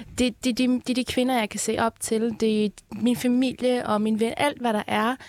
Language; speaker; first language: Danish; early bilingual, other home language; Persian